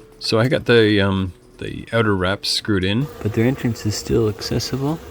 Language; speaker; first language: English; native; English